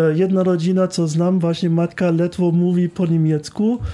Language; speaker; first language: Polish; non-native, fluent; German